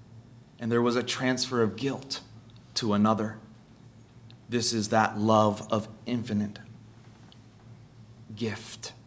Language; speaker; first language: English; native; English